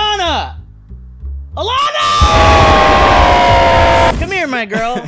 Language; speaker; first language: English; native; English